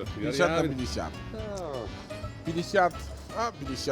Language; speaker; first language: Russian; non-native, fluent; Italian